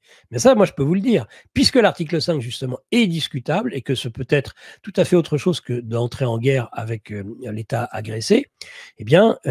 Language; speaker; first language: French; native; French